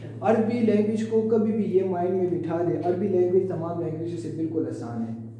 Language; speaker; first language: Urdu; non-native, local second language; Pashto